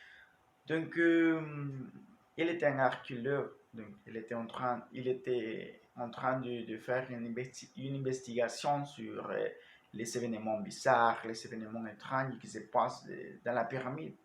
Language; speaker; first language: French; non-native, learner; Spanish